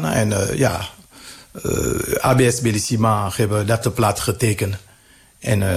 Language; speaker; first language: Dutch; non-native, learner; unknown